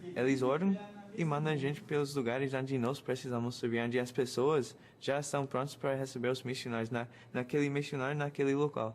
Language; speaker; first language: Portuguese; non-native, fluent; English